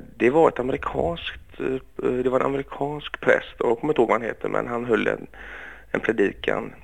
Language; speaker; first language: Swedish; early bilingual, other home language; Greek